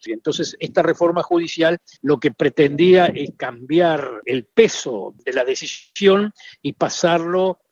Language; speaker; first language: Spanish; native; Spanish